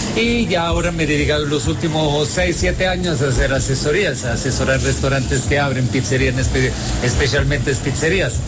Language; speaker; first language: Spanish; non-native, fluent; Italian